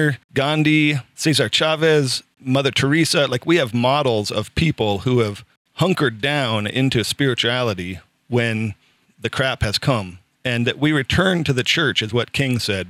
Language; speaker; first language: English; native; English